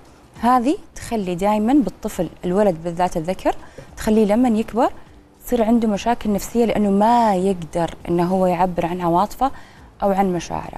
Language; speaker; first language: Arabic; native; Arabic